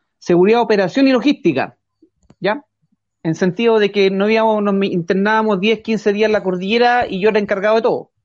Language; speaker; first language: Spanish; native; Spanish